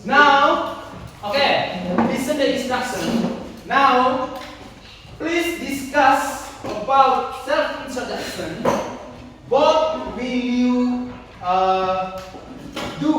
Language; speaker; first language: English; non-native, learner; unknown